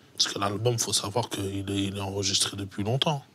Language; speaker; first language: French; native; French